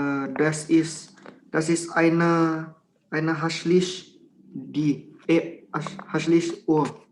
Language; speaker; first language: German; non-native, learner; Indonesian